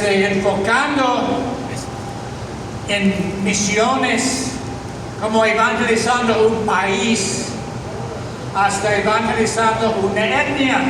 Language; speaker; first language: Spanish; non-native, fluent; English